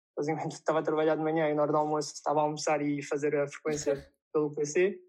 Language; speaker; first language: Portuguese; non-native, fluent; Chinese